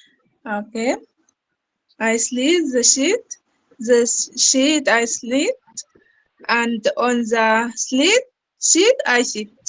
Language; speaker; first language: English; non-native, learner; Arabic